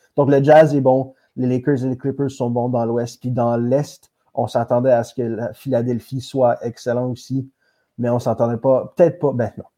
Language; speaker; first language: French; native; French